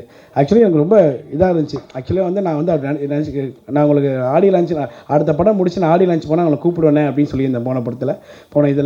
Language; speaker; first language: Tamil; native; Tamil